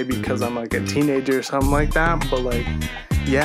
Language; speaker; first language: English; native; English